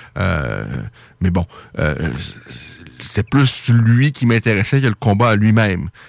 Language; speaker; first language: French; native; French